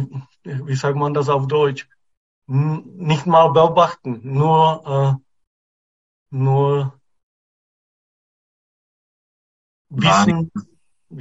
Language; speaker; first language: German; non-native, fluent; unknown